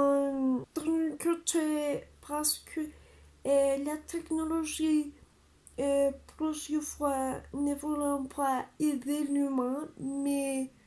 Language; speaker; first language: French; non-native, learner; Spanish